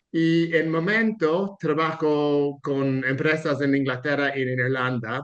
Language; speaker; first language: Spanish; non-native, learner; English